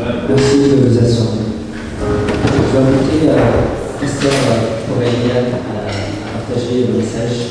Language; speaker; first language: French; non-native, fluent; Chinese